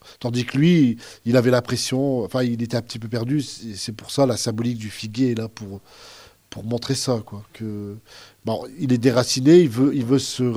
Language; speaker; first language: French; early bilingual, other home language; Arabic